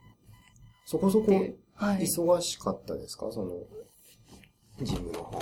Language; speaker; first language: Japanese; native; Japanese